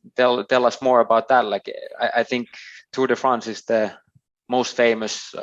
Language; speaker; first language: English; non-native, fluent; Finnish